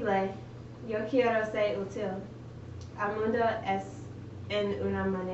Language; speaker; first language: Spanish; non-native, learner; English